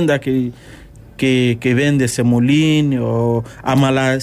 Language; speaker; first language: Spanish; non-native, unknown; Yoruba